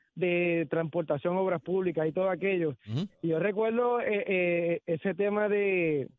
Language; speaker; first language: Spanish; native; Spanish